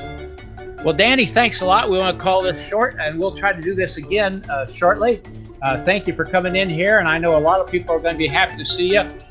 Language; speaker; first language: English; native; English